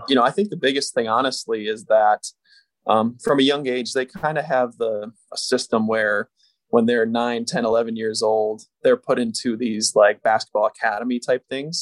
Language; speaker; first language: English; native; English